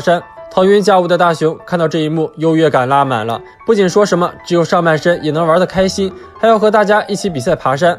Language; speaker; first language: Chinese; native; Chinese